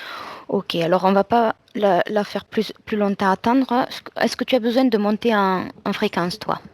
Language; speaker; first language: French; native; French